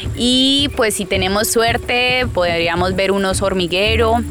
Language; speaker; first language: Spanish; native; Spanish